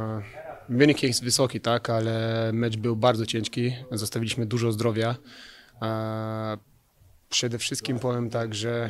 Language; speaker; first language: Polish; non-native, fluent; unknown